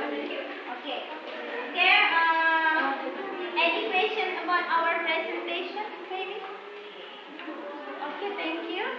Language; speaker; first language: English; non-native, learner; Indonesian